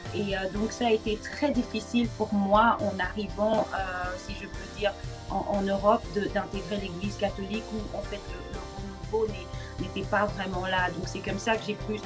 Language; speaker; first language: French; non-native, local second language; Lingala